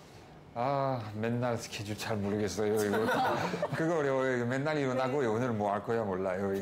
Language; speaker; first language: Korean; non-native, learner; French